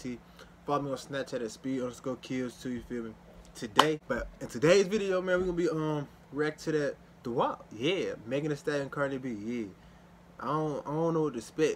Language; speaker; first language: English; native; English